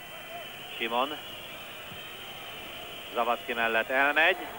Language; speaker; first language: Hungarian; native; Hungarian